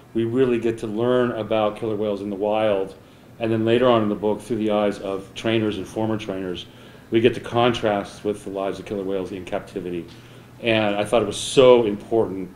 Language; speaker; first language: English; native; English